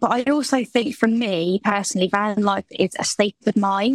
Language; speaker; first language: English; native; English